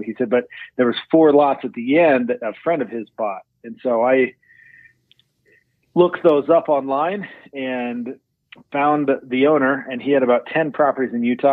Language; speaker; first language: English; native; English